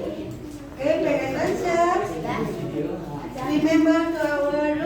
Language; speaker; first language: English; non-native, fluent; Indonesian